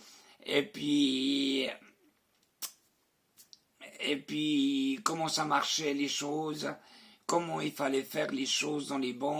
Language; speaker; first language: French; non-native, fluent; Spanish